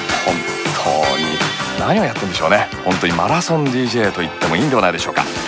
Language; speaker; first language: Japanese; early bilingual, heritage; Japanese